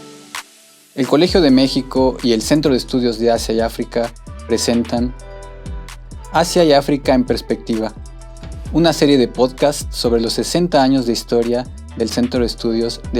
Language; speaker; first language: Spanish; native; Spanish